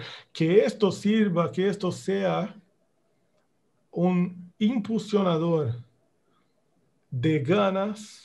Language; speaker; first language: Spanish; non-native, fluent; Portuguese